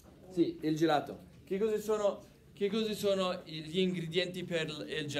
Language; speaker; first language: Italian; non-native, fluent; English